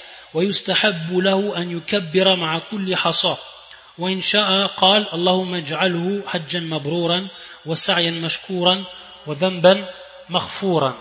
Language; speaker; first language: Arabic; non-native, fluent; French